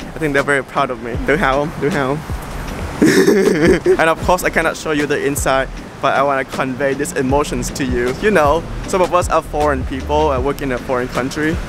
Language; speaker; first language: English; non-native, fluent; Vietnamese